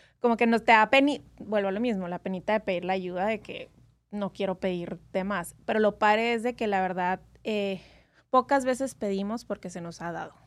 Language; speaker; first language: Spanish; native; Spanish